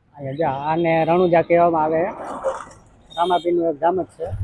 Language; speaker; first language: Gujarati; native; Gujarati